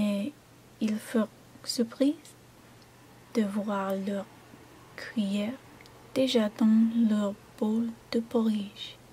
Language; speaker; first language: French; non-native, learner; English